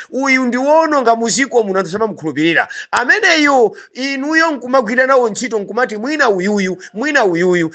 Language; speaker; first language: Nyanja; native; Nyanja